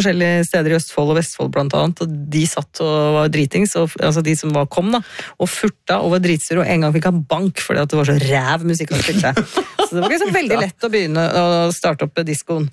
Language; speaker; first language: Norwegian; native; Norwegian